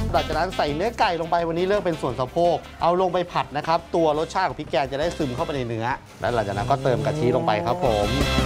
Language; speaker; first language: Thai; native; Thai